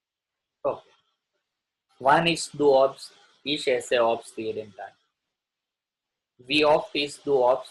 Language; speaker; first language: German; non-native, learner; Gujarati